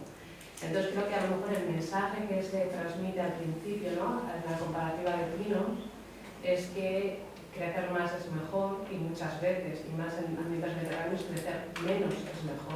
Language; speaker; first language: Spanish; native; Spanish